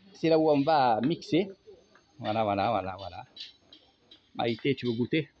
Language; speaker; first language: French; native; French